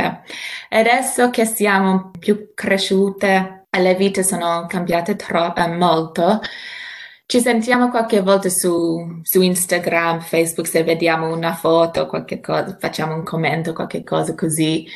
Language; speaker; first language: Italian; non-native, fluent; English